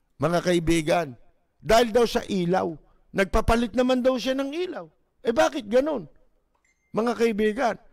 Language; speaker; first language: Filipino; native; Filipino